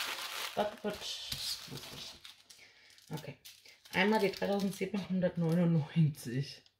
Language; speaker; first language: German; native; German